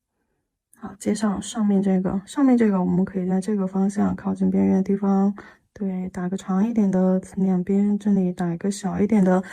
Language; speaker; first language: Chinese; native; Chinese